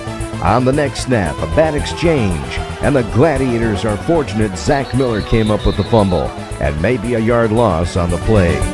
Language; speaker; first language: English; native; English